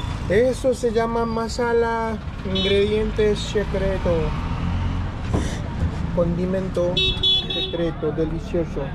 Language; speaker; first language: Spanish; non-native, fluent; Hindi